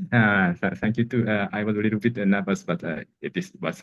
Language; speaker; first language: English; non-native, learner; Japanese